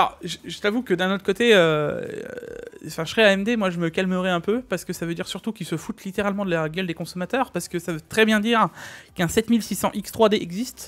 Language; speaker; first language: French; native; French